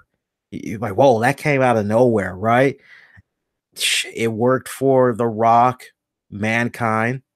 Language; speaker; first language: English; native; English